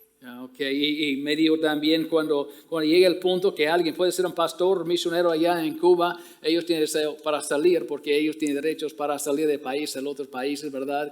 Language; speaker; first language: Spanish; non-native, fluent; English